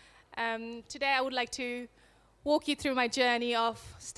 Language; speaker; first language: English; non-native, local second language; Nepali